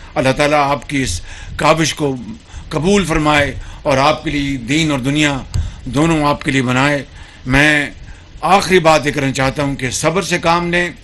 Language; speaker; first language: Urdu; non-native, local second language; Punjabi